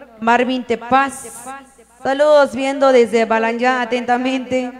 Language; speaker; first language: Spanish; native; Spanish